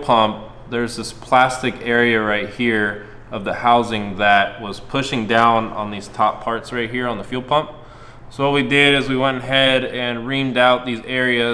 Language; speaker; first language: English; native; English